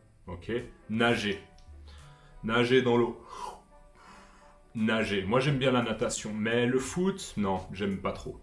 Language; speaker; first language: French; native; French